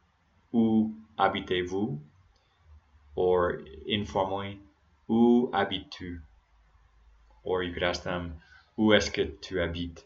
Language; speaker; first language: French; non-native, fluent; English